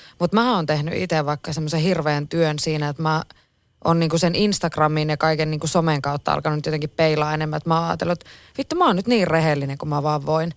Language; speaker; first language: Finnish; native; Finnish